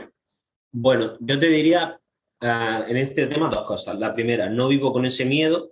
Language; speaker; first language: Spanish; native; Spanish